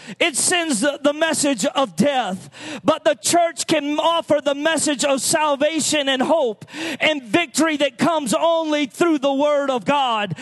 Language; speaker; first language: English; native; English